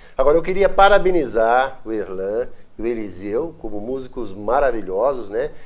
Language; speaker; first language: Portuguese; native; Portuguese